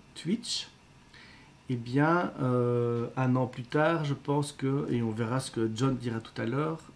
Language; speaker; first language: French; native; French